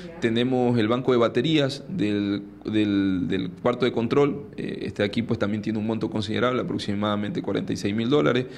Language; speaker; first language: Spanish; native; Spanish